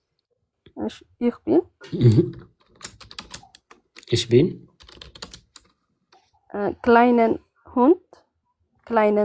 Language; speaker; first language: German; non-native, learner; Amharic